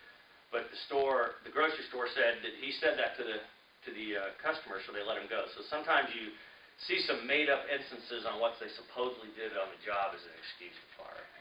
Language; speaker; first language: English; native; English